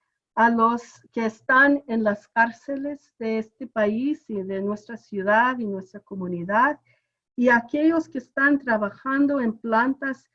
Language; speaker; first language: Spanish; non-native, fluent; English